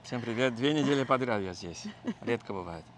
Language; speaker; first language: Russian; non-native, learner; English